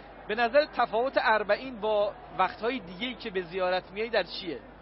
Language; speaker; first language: Persian; native; Persian